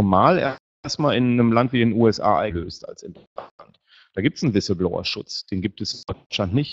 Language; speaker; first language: German; native; German